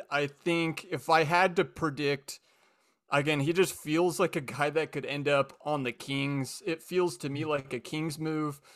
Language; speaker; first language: English; native; English